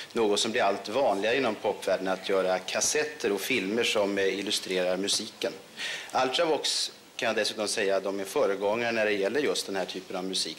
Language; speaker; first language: Swedish; native; Swedish